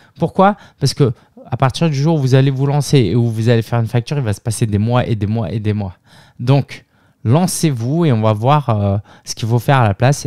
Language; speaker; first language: French; native; French